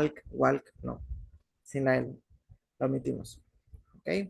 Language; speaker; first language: English; non-native, fluent; Spanish